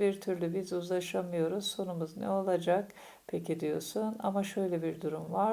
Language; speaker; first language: Turkish; native; Turkish